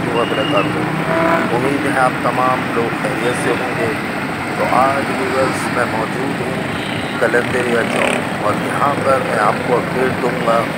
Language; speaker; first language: Urdu; native; Urdu